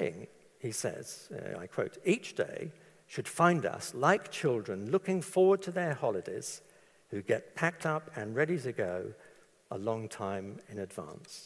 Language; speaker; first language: English; native; English